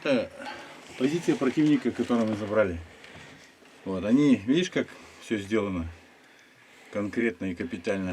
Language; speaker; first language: Russian; native; Russian